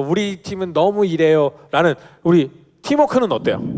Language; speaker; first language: Korean; native; Korean